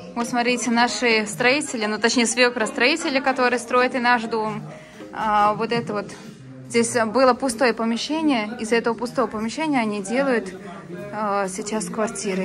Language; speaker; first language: Russian; native; Russian